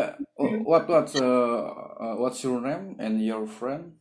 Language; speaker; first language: English; non-native, learner; Indonesian